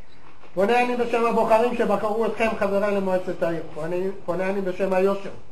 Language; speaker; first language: Hebrew; native; Hebrew